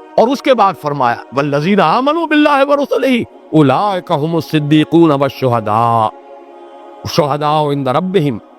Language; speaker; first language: Urdu; native; Urdu